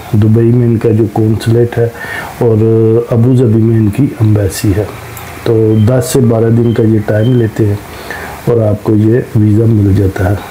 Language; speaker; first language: Urdu; non-native, local second language; Punjabi